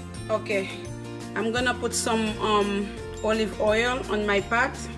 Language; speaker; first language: English; non-native, fluent; Haitian Creole